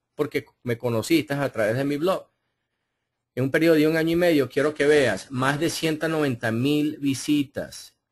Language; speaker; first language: Spanish; early bilingual, heritage; Spanish